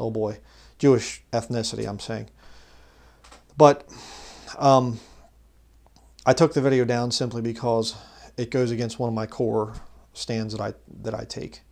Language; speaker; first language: English; native; English